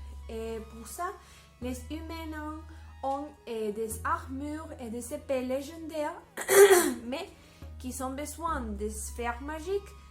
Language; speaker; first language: French; non-native, learner; Spanish